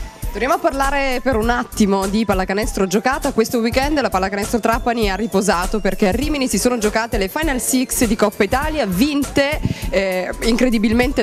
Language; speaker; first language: Italian; native; Italian